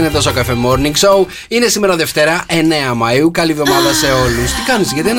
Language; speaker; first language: Greek; native; Greek